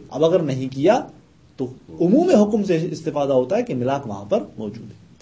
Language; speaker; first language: Urdu; native; Urdu